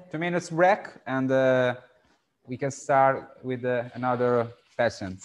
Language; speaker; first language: English; non-native, learner; Italian